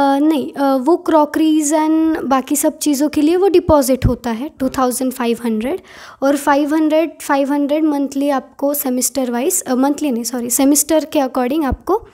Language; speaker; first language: Hindi; non-native, local second language; Marathi